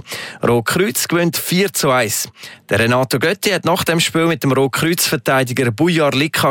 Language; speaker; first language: German; native; German